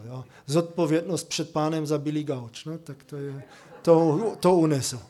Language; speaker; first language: Czech; non-native, fluent; German